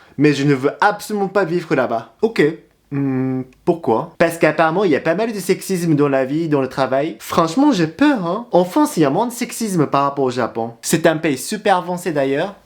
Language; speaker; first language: French; non-native, fluent; Japanese